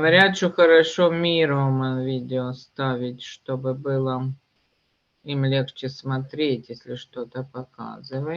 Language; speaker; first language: Russian; native; Russian